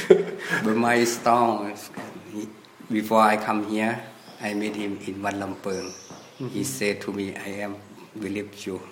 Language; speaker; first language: English; non-native, learner; Thai